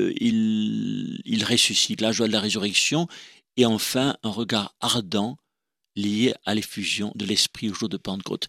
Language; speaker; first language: French; native; French